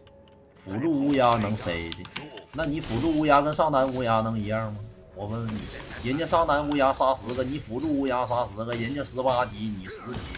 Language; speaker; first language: Chinese; native; Chinese